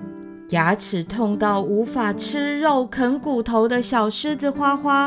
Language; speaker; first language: Chinese; native; Chinese